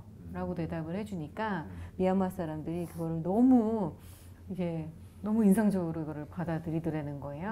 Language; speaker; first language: Korean; native; Korean